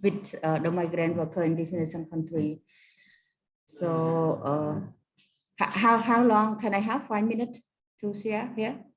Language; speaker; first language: English; non-native, learner; Khmer